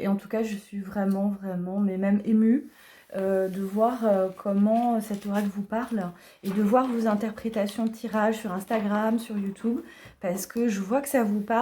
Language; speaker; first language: French; native; French